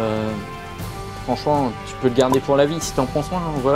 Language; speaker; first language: French; native; French